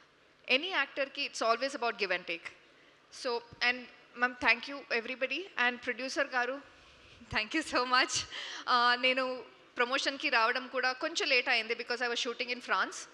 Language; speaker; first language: Telugu; non-native, learner; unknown